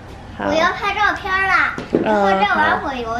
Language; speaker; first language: Chinese; early bilingual, heritage; Chinese